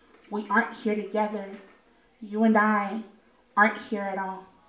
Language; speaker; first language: English; early bilingual, other home language; Spanish